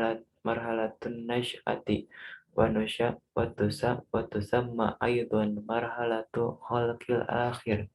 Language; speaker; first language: Arabic; non-native, learner; Indonesian